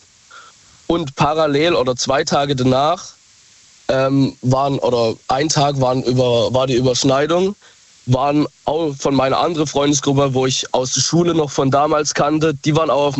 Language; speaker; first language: German; native; German